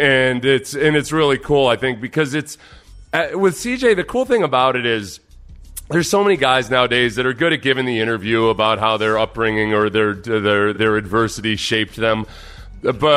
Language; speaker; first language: English; native; English